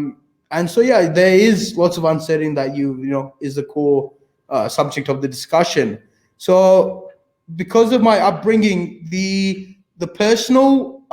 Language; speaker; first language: English; early bilingual, other home language; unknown